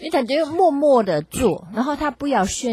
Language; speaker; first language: Chinese; native; Chinese